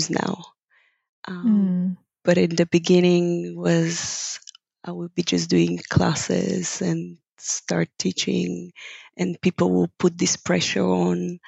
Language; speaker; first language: English; non-native, fluent; Bulgarian